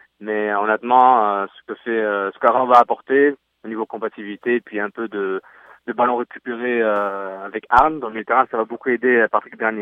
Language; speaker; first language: French; native; French